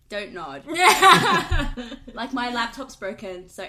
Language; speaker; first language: English; non-native, local second language; Spanish